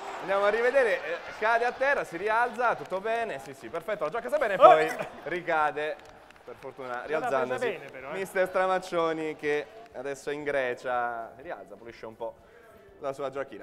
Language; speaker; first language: Italian; native; Italian